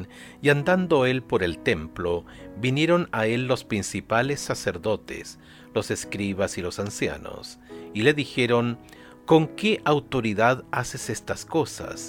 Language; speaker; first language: Spanish; native; Spanish